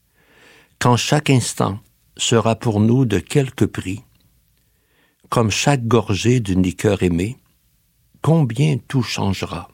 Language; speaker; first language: French; native; French